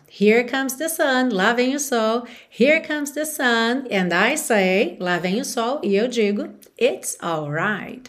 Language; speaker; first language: English; non-native, fluent; Portuguese